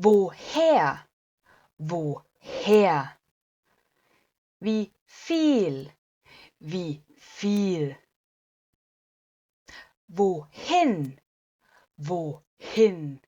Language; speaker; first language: German; non-native, fluent; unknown